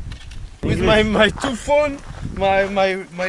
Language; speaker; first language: English; non-native, learner; French